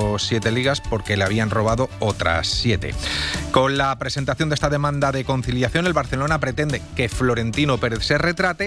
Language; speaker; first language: Spanish; native; Spanish